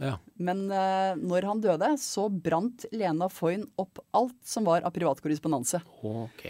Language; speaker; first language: Norwegian; native; Norwegian